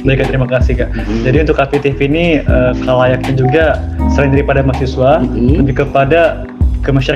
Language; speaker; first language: Indonesian; native; Indonesian